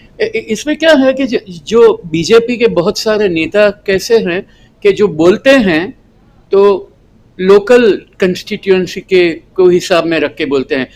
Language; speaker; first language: Hindi; non-native, local second language; Gujarati